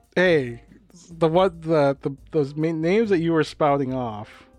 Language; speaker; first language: English; native; English